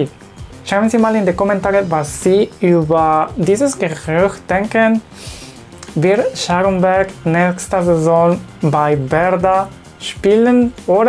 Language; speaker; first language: German; non-native, learner; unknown